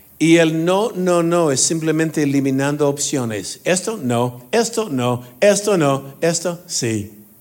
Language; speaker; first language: Spanish; non-native, fluent; English